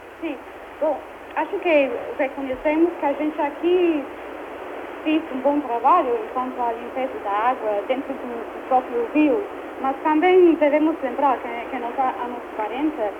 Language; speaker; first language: Portuguese; non-native, fluent; English